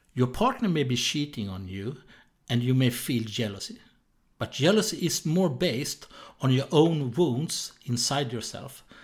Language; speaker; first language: English; non-native, fluent; Swedish